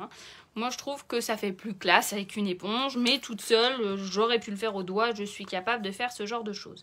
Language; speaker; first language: French; native; French